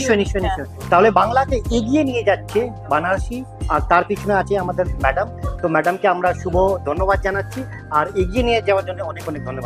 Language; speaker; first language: Bangla; non-native, local second language; Urdu